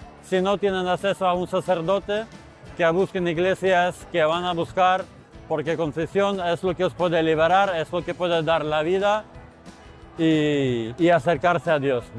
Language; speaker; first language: Spanish; non-native, fluent; Ukrainian